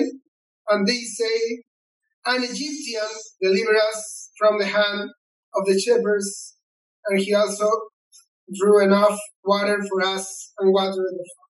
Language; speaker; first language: English; non-native, learner; Spanish